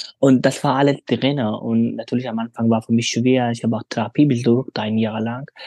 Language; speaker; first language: German; non-native, fluent; Pashto